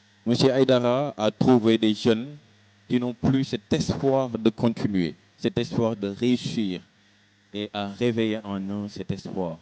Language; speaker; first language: French; non-native, local second language; Wolof